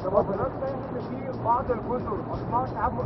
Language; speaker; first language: Arabic; native; Arabic